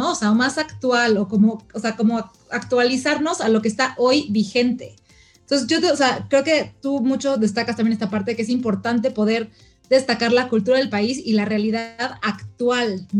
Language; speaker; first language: Spanish; native; Spanish